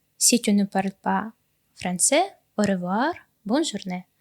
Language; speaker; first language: French; non-native, learner; Ukrainian